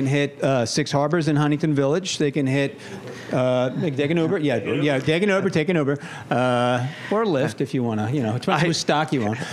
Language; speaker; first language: English; native; English